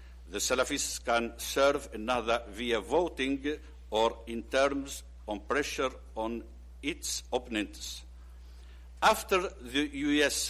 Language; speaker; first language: English; non-native, learner; Arabic